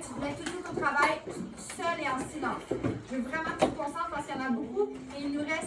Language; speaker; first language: French; native; French